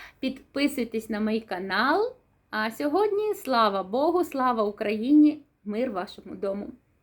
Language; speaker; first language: Ukrainian; non-native, local second language; Russian